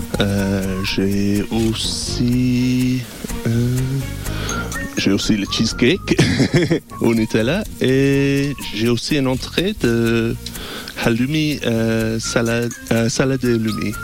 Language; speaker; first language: French; non-native, learner; English